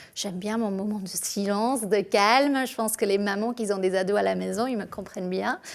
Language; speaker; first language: French; non-native, fluent; English